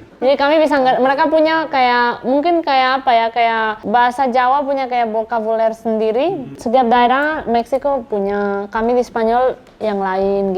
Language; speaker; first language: Indonesian; non-native, fluent; Spanish